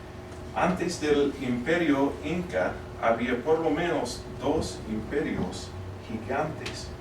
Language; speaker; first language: Spanish; non-native, fluent; English